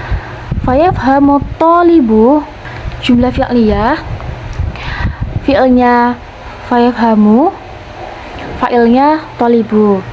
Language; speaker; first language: Arabic; non-native, learner; Indonesian